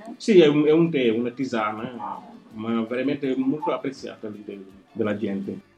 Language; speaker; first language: Italian; non-native, fluent; Wolof